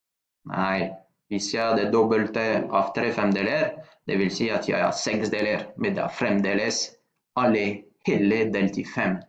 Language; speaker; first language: Norwegian; non-native, fluent; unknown